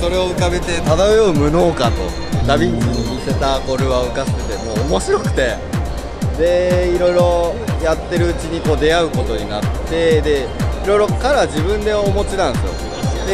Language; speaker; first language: Japanese; native; Japanese